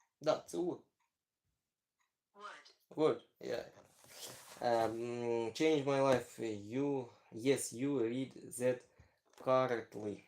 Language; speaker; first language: English; non-native, learner; Ukrainian